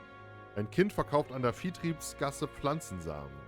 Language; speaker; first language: German; native; German